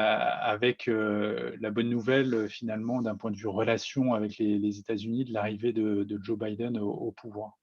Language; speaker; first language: French; native; French